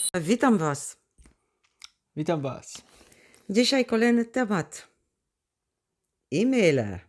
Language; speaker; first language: Polish; non-native, learner; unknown